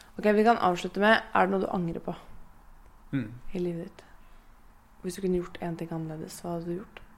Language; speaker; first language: Norwegian; native; Norwegian